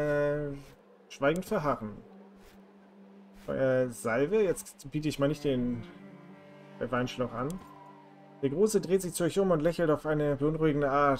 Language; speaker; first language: German; native; German